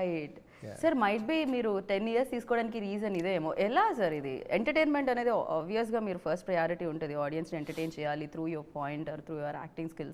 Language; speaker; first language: Telugu; native; Telugu